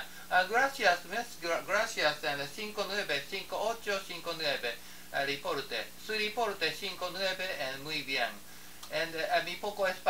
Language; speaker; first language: Spanish; non-native, learner; Japanese